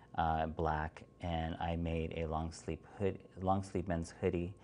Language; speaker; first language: English; native; English